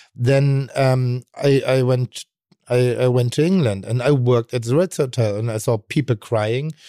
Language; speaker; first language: English; non-native, fluent; German